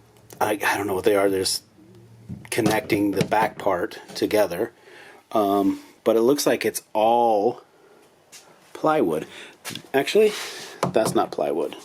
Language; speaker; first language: English; native; English